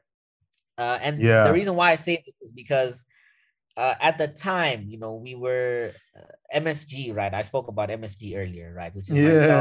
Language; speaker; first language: English; non-native, fluent; Portuguese